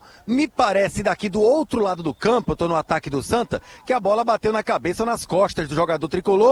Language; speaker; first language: Portuguese; native; Portuguese